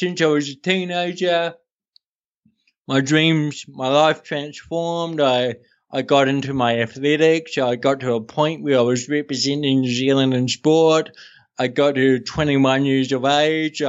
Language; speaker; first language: English; native; English